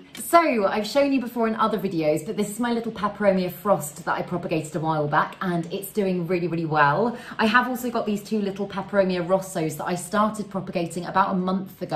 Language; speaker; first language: English; native; English